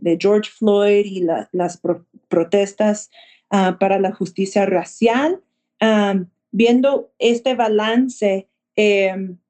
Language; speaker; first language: Spanish; early bilingual, heritage; Spanish